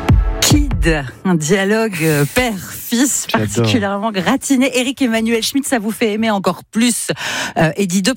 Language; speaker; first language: French; native; French